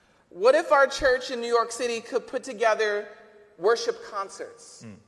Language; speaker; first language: English; native; English